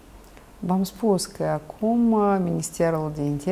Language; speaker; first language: Romanian; non-native, local second language; Russian